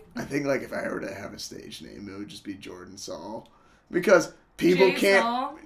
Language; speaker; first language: English; early bilingual, other home language; Italian